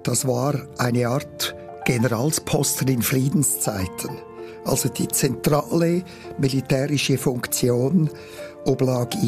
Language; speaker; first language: German; native; German